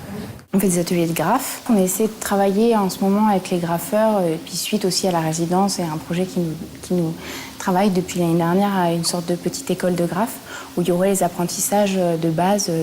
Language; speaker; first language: French; native; French